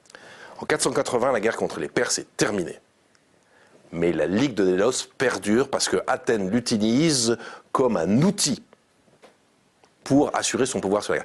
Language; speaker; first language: French; native; French